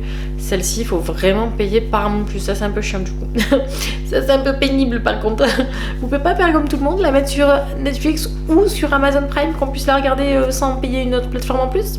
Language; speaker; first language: French; native; French